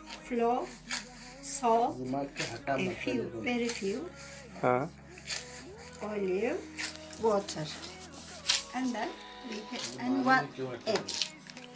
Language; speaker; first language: English; non-native, learner; Turkish